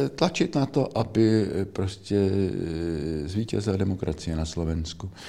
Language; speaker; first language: Czech; native; Czech